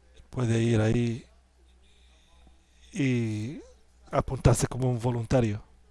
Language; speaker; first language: Spanish; non-native, learner; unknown